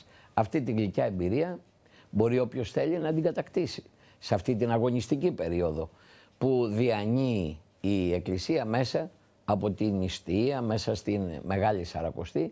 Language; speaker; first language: Greek; native; Greek